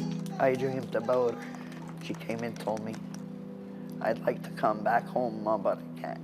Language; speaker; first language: English; non-native, local second language; French